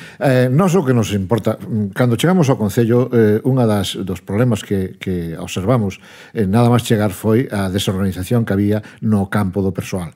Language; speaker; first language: Galician; non-native, local second language; Spanish